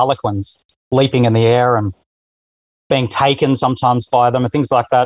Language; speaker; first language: English; native; English